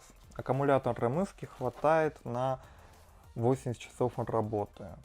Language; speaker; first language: Russian; native; Russian